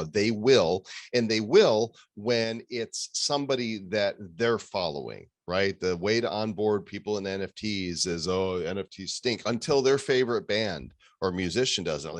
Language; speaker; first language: English; native; English